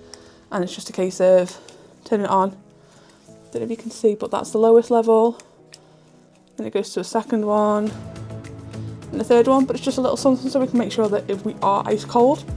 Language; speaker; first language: English; native; English